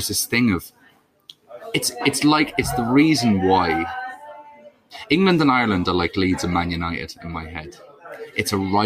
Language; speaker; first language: English; native; English